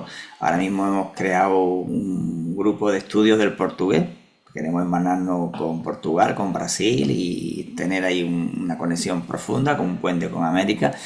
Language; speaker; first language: Spanish; native; Spanish